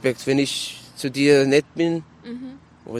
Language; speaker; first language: German; non-native, learner; Arabic